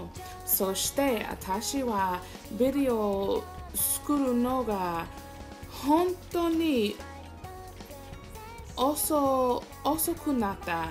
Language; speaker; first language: Japanese; non-native, learner; English